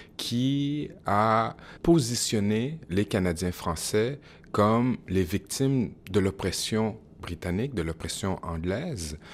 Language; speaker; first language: French; native; French